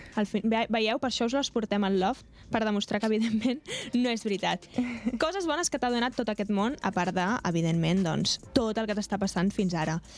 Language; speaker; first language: Catalan; native; Catalan